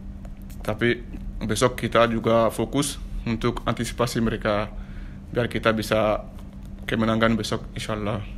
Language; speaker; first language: Indonesian; non-native, learner; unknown